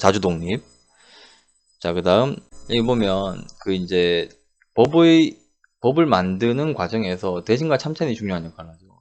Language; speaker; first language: Korean; native; Korean